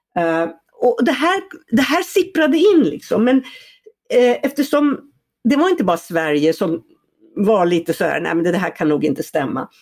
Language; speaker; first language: Swedish; native; Swedish